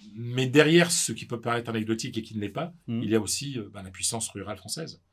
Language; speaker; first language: French; native; French